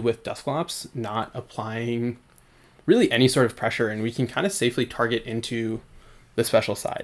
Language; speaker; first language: English; native; English